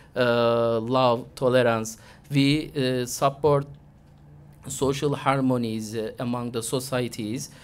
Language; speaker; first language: English; non-native, fluent; Turkish